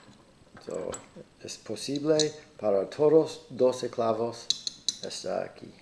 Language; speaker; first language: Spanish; non-native, learner; English